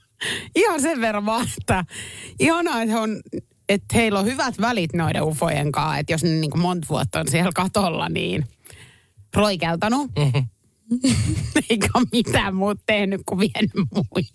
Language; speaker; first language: Finnish; native; Finnish